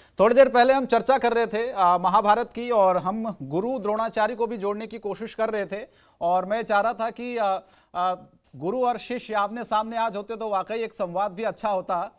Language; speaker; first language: Hindi; native; Hindi